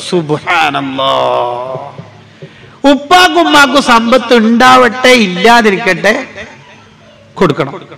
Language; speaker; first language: Malayalam; native; Malayalam